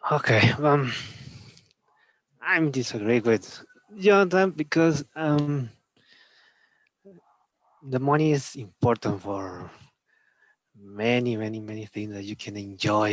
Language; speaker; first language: English; non-native, learner; Spanish